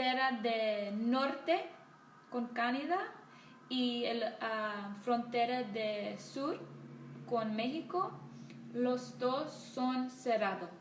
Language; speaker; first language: Spanish; non-native, learner; English